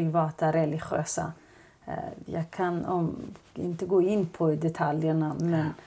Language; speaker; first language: Swedish; non-native, fluent; Kurdish